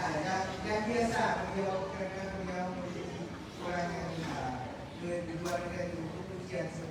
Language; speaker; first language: Indonesian; non-native, learner; Thai